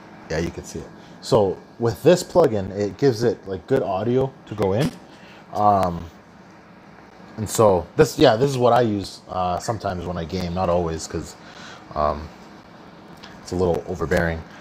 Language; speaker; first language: English; early bilingual, other home language; Spanish